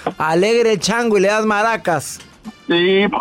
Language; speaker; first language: Spanish; native; Spanish